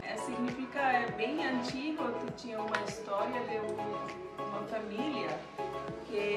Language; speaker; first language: Portuguese; non-native, learner; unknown